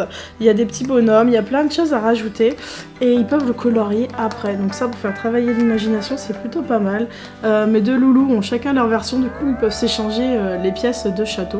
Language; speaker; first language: French; native; French